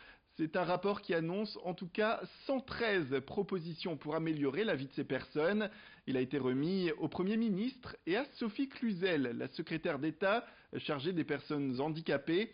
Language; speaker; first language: French; native; French